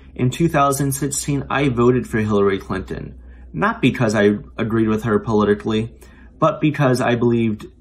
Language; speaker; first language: English; native; English